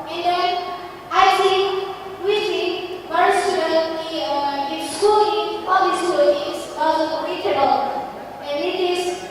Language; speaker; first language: English; non-native, learner; Indonesian